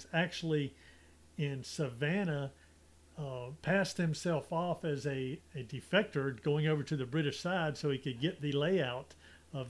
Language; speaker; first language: English; native; English